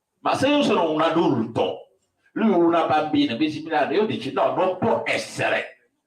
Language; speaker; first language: Italian; non-native, fluent; Wolof